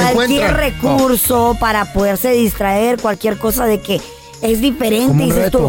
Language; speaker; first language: Spanish; early bilingual, heritage; Spanish